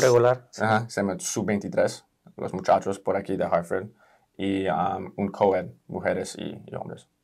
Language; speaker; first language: Spanish; early bilingual, heritage; Spanish